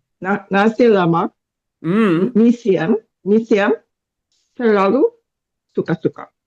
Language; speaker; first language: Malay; non-native, learner; English